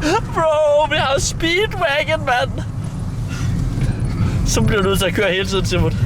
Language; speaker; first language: Danish; native; Danish